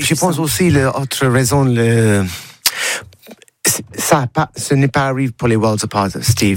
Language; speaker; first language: French; non-native, learner; English